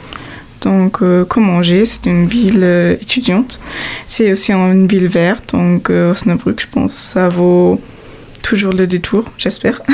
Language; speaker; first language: French; non-native, fluent; German